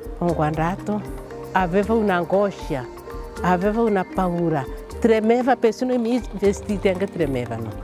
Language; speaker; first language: Italian; non-native, fluent; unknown